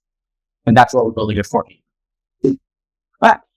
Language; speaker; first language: English; native; English